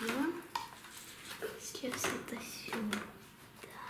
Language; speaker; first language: Russian; non-native, local second language; Lithuanian